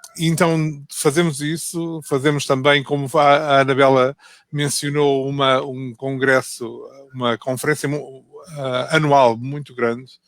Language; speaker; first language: Portuguese; native; Portuguese